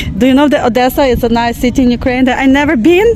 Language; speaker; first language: English; non-native, fluent; Russian